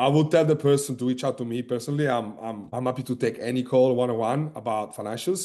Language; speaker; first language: English; non-native, fluent; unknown